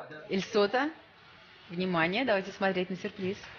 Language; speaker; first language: Russian; native; Russian